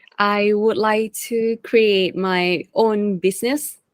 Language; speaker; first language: English; non-native, fluent; Thai